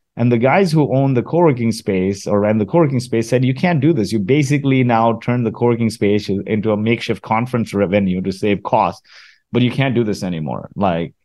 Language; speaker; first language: English; early bilingual, other home language; Arabic